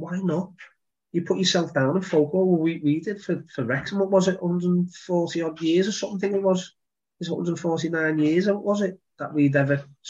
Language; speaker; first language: English; native; English